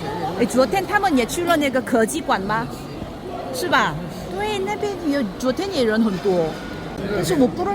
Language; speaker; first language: Chinese; non-native, learner; Korean